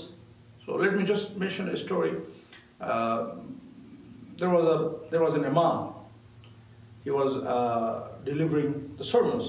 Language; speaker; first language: English; non-native, local second language; Urdu